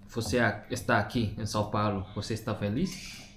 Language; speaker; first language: Portuguese; non-native, learner; Indonesian